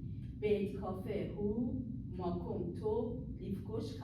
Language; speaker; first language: Hebrew; non-native, learner; English